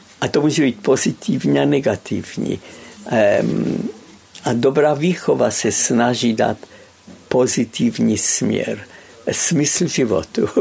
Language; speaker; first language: Czech; native; Czech